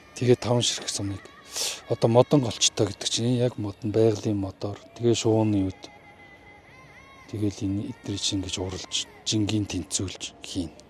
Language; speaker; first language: Mongolian; native; Mongolian